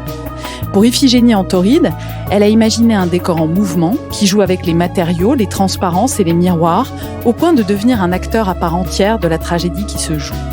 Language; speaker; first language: French; native; French